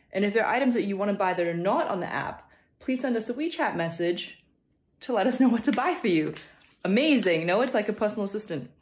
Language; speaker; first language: English; non-native, local second language; Cantonese